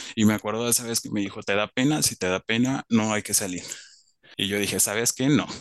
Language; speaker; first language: Spanish; native; Spanish